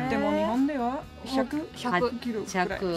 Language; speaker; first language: Japanese; non-native, learner; German